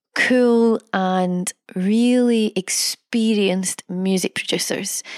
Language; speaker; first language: English; native; English